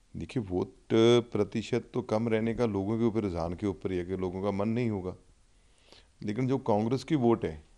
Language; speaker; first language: Hindi; non-native, local second language; Punjabi